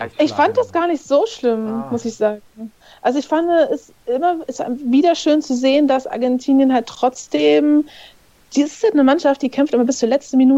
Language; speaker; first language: German; native; German